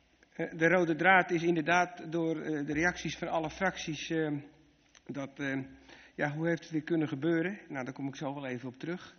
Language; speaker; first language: Dutch; native; Dutch